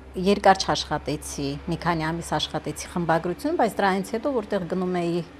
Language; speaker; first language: Armenian; native; Armenian